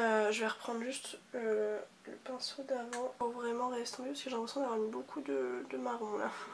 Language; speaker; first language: French; native; French